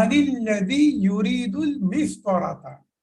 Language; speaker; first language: Arabic; non-native, fluent; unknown